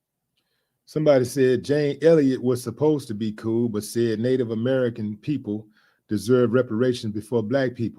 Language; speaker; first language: English; native; English